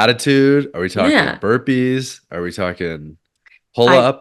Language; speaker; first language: English; native; English